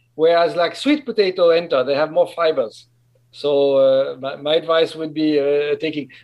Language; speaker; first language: English; non-native, fluent; French